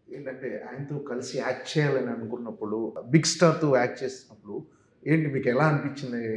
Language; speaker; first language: Telugu; native; Telugu